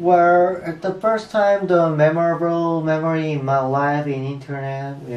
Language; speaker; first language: English; non-native, learner; Korean